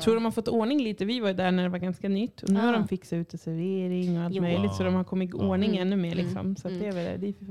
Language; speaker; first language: Swedish; native; Swedish